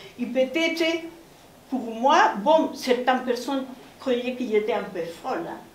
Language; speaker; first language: French; non-native, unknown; Spanish